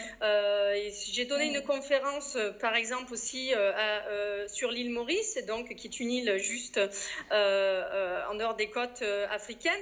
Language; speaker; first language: French; native; French